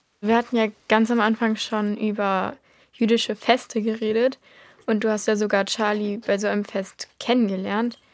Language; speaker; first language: German; native; German